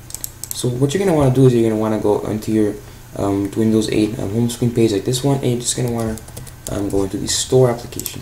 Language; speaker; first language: English; native; English